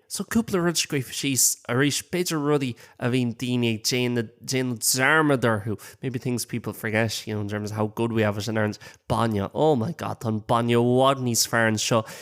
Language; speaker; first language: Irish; non-native, local second language; English